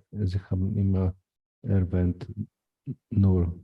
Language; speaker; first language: German; non-native, fluent; Ukrainian